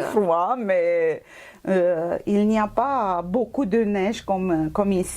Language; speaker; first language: French; non-native, fluent; Romanian